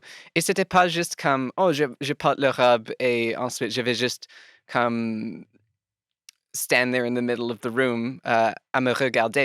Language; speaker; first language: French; non-native, local second language; English